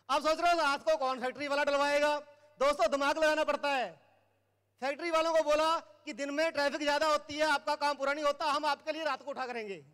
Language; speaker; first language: Hindi; native; Hindi